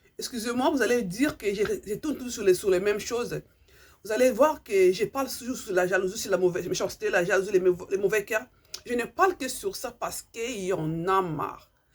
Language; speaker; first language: French; non-native, local second language; Lingala